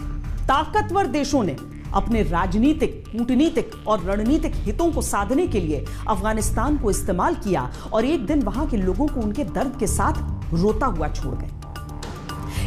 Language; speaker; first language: Hindi; native; Hindi